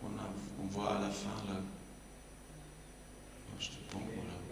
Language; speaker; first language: French; non-native, fluent; German